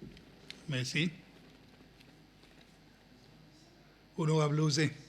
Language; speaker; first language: French; non-native, local second language; Seselwa Creole French